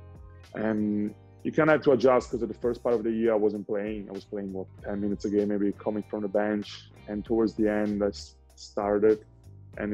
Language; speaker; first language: English; non-native, fluent; Italian